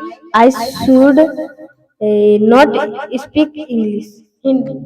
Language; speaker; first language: English; non-native, learner; Hindi